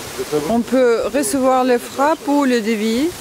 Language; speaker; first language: French; non-native, fluent; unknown